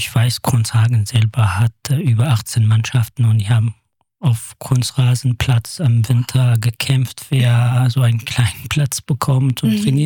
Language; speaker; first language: German; non-native, fluent; Kurdish